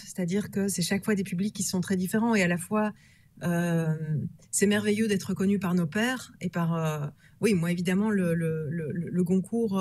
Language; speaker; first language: French; native; French